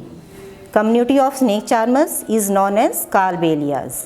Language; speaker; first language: English; non-native, local second language; Gujarati